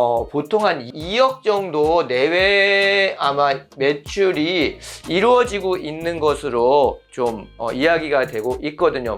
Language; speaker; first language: Korean; native; Korean